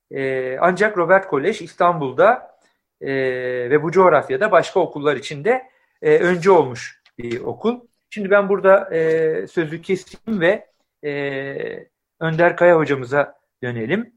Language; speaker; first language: Turkish; native; Turkish